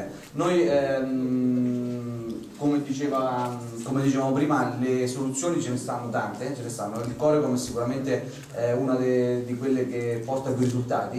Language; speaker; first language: Italian; native; Italian